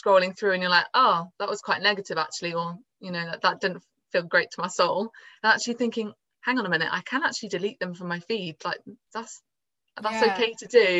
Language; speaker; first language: English; native; English